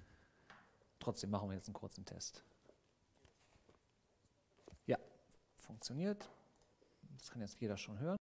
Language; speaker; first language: German; native; German